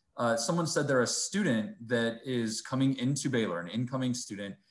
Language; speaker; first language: English; native; English